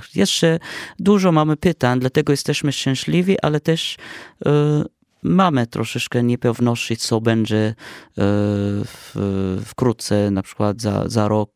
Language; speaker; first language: Polish; non-native, fluent; Arabic